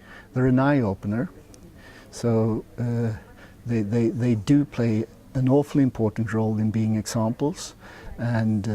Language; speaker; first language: English; non-native, fluent; Swedish